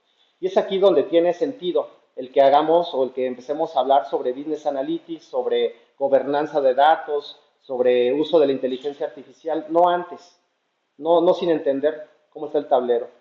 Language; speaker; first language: Spanish; native; Spanish